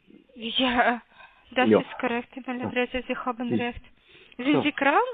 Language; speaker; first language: German; non-native, learner; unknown